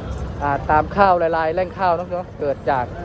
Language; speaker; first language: Thai; non-native, local second language; Lao